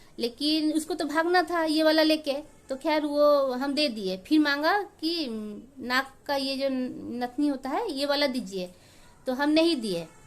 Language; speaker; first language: Hindi; non-native, local second language; Bangla